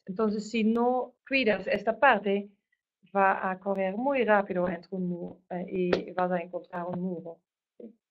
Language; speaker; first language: Spanish; non-native, fluent; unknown